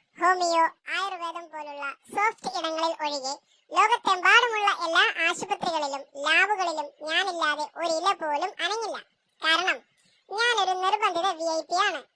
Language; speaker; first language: Malayalam; native; Malayalam